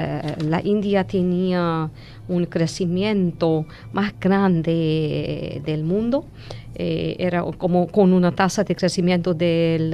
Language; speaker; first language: Spanish; non-native, fluent; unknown